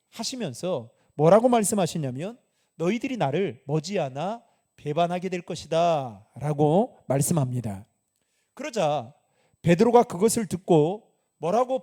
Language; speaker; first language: Korean; native; Korean